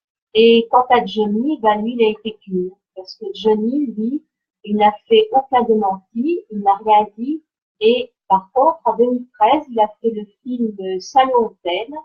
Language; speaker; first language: French; native; French